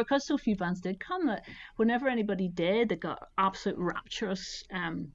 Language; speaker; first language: English; native; English